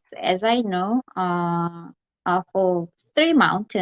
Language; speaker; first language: English; non-native, learner; Korean